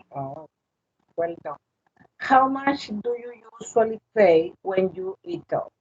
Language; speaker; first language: English; non-native, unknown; Spanish